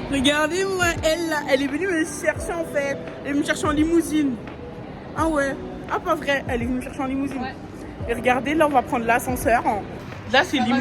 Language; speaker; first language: French; native; French